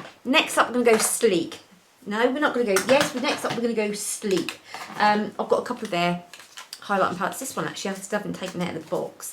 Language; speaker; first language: English; native; English